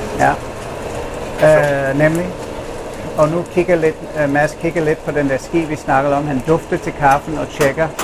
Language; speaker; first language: Danish; non-native, fluent; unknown